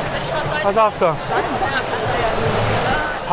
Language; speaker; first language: German; native; German